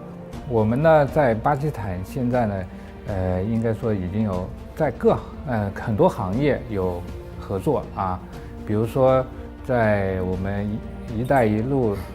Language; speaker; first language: Chinese; native; Chinese